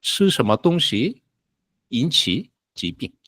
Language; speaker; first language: Chinese; non-native, fluent; Korean